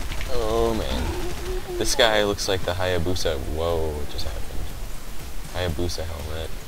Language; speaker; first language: English; native; English